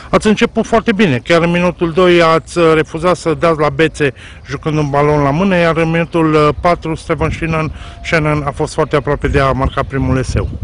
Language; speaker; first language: Romanian; native; Romanian